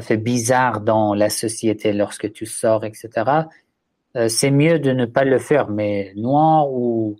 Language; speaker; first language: French; non-native, fluent; Persian